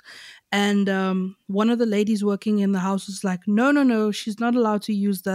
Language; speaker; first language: English; native; English